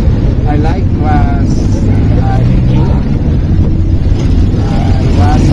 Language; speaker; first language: English; non-native, learner; Spanish